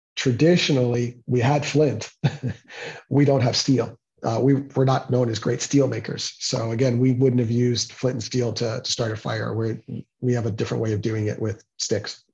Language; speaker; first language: English; native; English